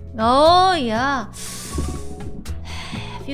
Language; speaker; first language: English; non-native, learner; Korean